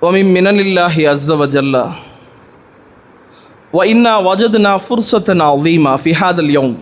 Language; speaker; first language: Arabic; non-native, fluent; Tamil